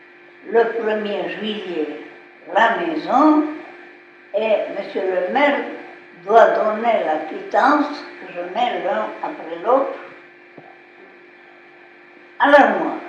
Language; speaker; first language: French; non-native, local second language; Basque